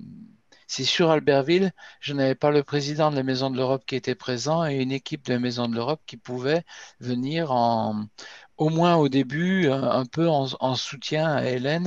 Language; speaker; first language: French; native; French